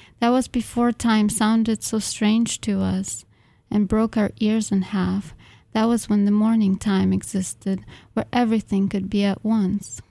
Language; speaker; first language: English; non-native, fluent; Russian